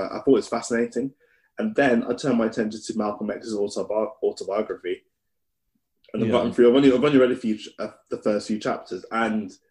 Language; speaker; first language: English; native; English